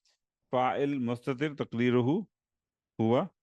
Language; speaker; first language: Arabic; non-native, fluent; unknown